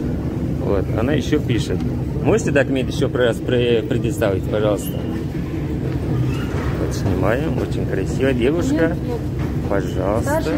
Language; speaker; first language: Russian; non-native, learner; Tajik